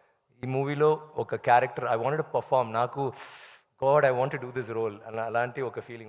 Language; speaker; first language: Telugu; non-native, learner; Tamil